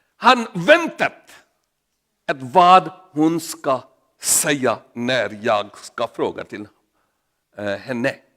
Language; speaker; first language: Swedish; non-native, learner; Urdu